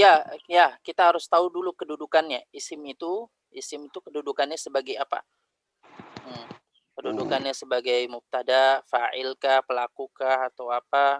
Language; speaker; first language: Indonesian; native; Indonesian